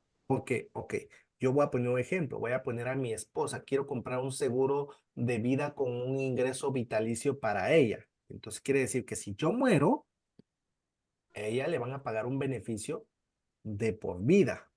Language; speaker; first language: Spanish; native; Spanish